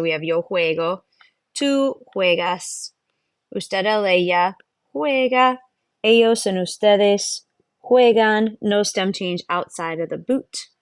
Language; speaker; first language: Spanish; non-native, fluent; English